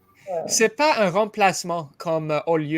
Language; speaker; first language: French; non-native, learner; English